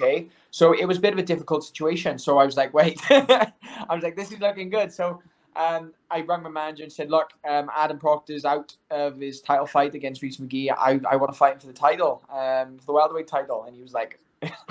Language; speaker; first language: English; native; English